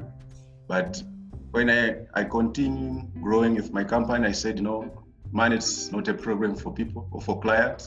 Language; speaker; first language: English; non-native, local second language; Swahili